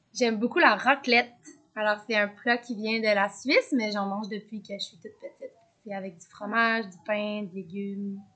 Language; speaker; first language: French; native; French